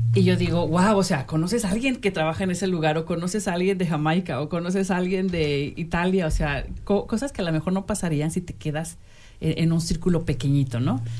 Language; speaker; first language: Spanish; native; Spanish